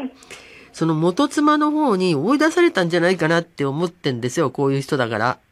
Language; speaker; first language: Japanese; native; Japanese